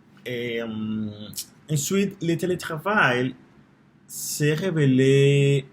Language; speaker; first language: French; non-native, learner; Spanish